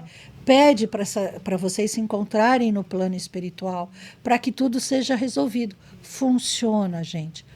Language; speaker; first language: Portuguese; native; Portuguese